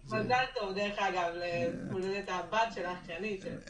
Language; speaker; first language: Hebrew; native; Hebrew